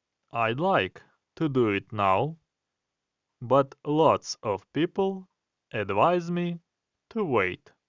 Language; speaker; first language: English; non-native, fluent; Ukrainian